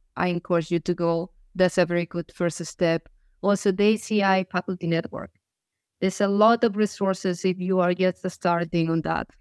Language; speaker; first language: English; non-native, fluent; Galician